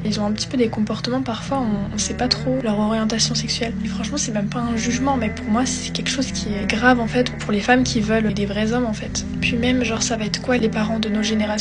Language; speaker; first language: French; native; French